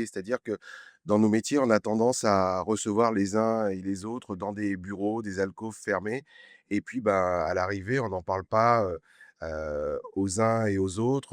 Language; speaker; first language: French; native; French